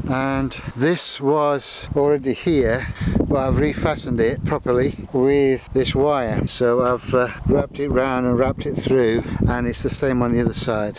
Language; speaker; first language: English; native; English